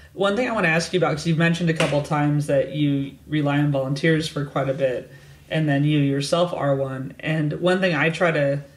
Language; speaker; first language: English; native; English